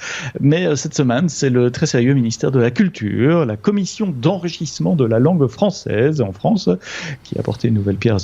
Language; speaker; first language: French; native; French